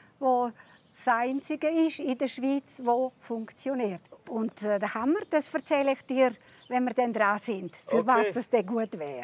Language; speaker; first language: German; non-native, local second language; Romansh